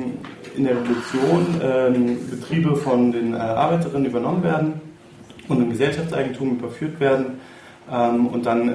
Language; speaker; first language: German; native; German